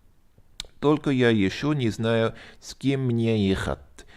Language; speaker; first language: Russian; non-native, learner; English